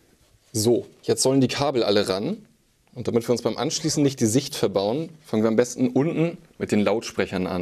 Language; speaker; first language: German; native; German